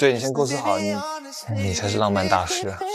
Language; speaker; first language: Chinese; native; Chinese